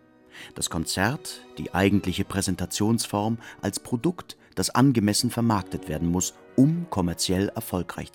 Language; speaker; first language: German; native; German